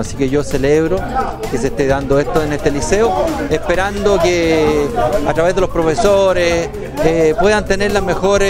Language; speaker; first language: Spanish; native; Spanish